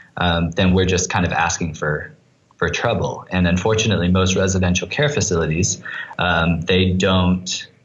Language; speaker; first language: English; native; English